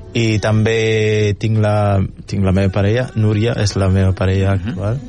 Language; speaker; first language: Catalan; non-native, fluent; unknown